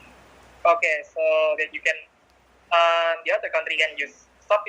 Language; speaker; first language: English; non-native, learner; Indonesian